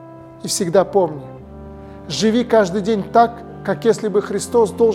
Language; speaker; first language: Russian; native; Russian